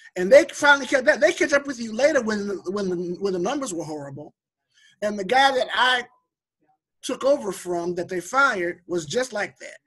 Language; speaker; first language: English; native; English